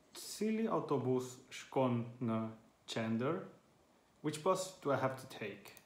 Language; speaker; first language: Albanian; non-native, learner; Finnish